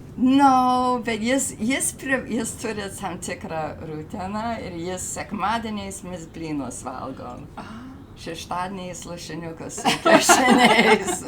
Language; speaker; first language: Lithuanian; early bilingual, heritage; Lithuanian